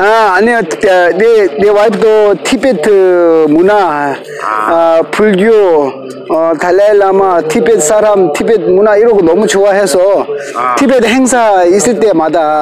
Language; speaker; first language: Korean; non-native, fluent; Tibetan